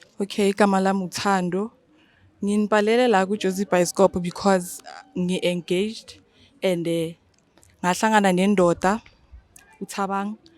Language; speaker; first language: Zulu; native; Zulu